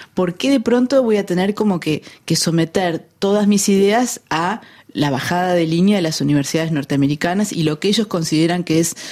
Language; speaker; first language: Spanish; native; Spanish